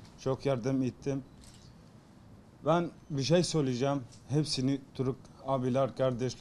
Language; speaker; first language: Turkish; non-native, learner; Arabic